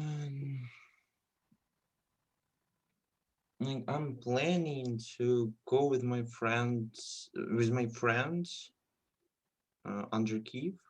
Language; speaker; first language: English; non-native, fluent; Russian